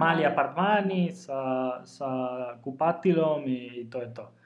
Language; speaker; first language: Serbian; non-native, learner; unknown